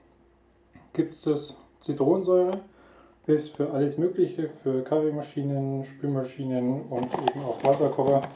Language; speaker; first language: German; native; German